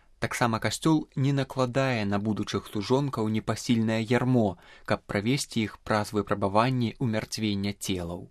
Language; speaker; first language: Belarusian; native; Belarusian